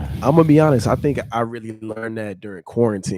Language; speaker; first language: English; native; English